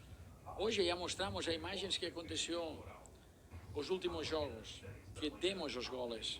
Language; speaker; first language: Portuguese; non-native, learner; Spanish